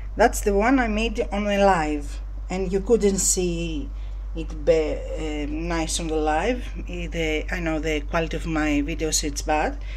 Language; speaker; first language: English; non-native, fluent; Greek